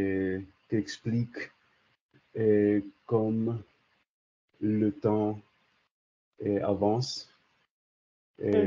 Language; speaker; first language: French; non-native, learner; English